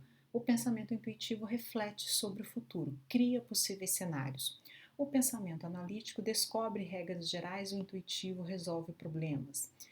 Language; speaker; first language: Portuguese; native; Portuguese